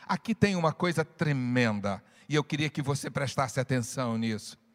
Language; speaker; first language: Portuguese; native; Portuguese